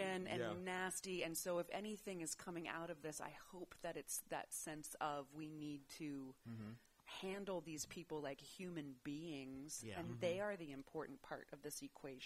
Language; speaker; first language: English; native; English